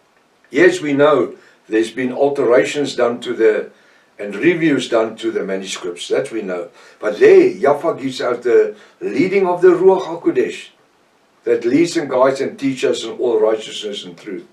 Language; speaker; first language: English; non-native, local second language; Afrikaans